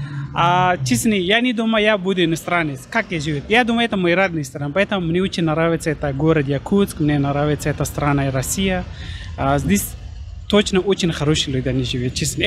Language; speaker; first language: Russian; non-native, learner; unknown